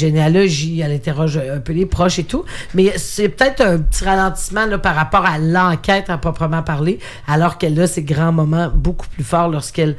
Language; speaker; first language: French; native; French